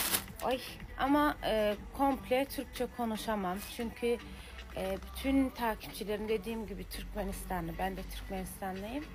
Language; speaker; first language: Turkish; non-native, learner; Turkmen